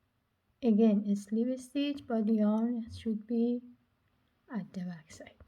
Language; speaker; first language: English; non-native, learner; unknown